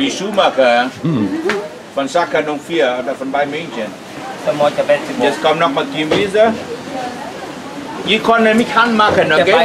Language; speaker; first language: German; non-native, learner; Vietnamese